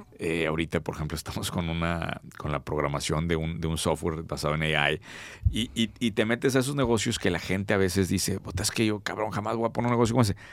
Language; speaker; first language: Spanish; native; Spanish